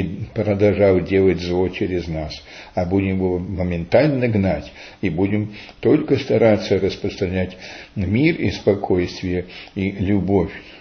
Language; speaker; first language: Russian; early bilingual, heritage; Russian